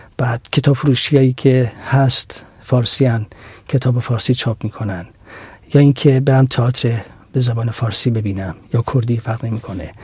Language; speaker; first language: Persian; non-native, local second language; Central Kurdish